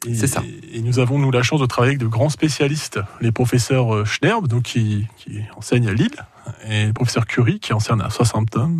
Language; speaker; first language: French; native; French